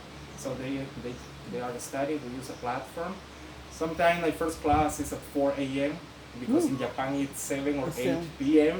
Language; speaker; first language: English; non-native, fluent; Spanish